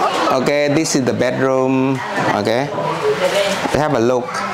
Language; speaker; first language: English; non-native, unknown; Vietnamese